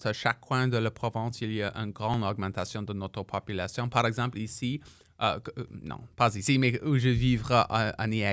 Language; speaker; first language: French; non-native, local second language; English